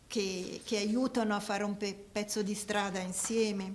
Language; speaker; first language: Italian; native; Italian